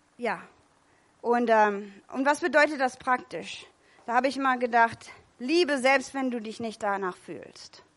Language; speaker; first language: German; non-native, fluent; English